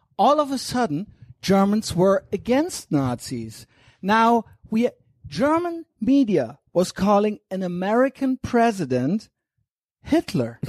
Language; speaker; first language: English; non-native, fluent; German